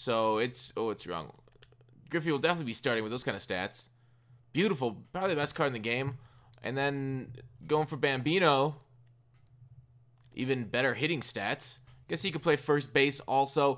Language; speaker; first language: English; native; English